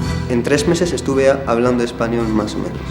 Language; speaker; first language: Spanish; non-native, fluent; Arabic